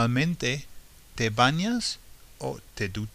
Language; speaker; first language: Spanish; non-native, fluent; English